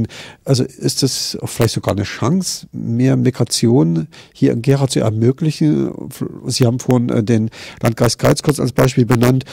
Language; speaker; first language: German; native; German